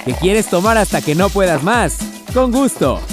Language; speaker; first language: Spanish; native; Spanish